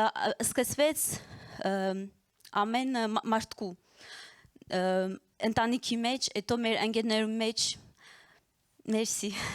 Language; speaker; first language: Armenian; early bilingual, heritage; Armenian